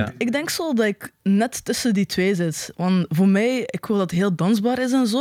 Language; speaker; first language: Dutch; native; Dutch